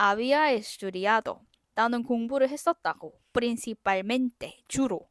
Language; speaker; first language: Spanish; non-native, fluent; Korean